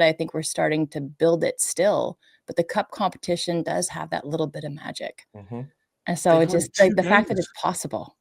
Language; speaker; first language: English; native; English